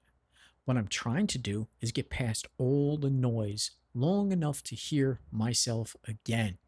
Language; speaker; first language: English; native; English